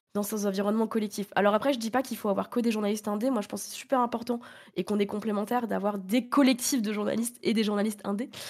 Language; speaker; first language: French; native; French